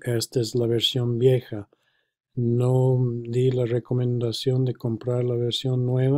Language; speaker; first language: Spanish; non-native, fluent; English